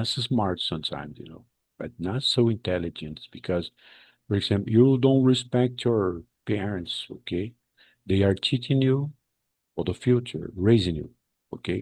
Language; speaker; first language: English; non-native, fluent; Portuguese